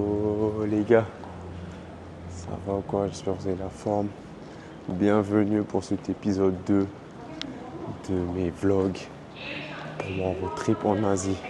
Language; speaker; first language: French; native; French